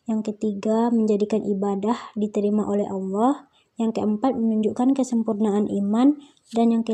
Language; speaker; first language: Indonesian; native; Indonesian